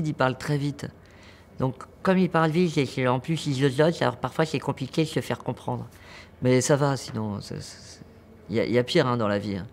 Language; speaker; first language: French; native; French